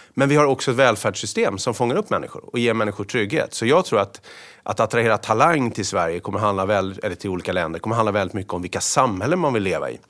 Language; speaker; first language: Swedish; native; Swedish